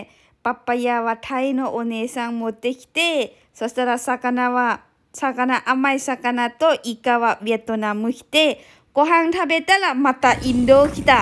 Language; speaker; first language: Japanese; non-native, learner; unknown